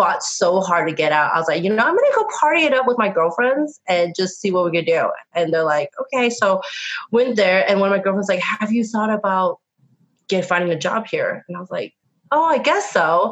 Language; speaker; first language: English; native; English